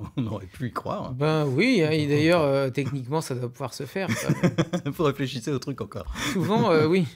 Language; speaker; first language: French; native; French